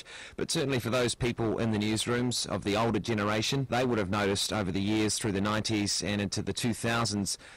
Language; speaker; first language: English; native; English